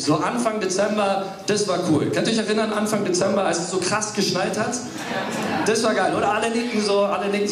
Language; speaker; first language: German; early bilingual, other home language; English